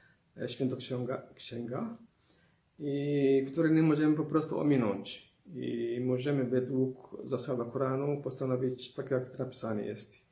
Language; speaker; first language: Polish; non-native, fluent; Somali